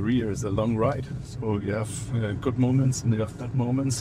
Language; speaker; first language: English; non-native, fluent; German